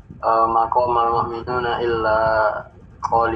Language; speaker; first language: Arabic; non-native, learner; Indonesian